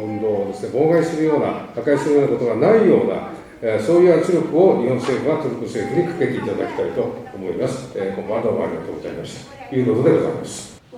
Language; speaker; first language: Japanese; native; Japanese